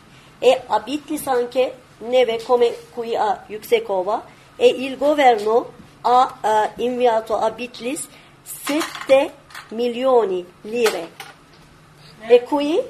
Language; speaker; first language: Italian; non-native, learner; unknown